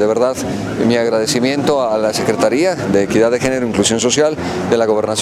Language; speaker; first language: Spanish; native; Spanish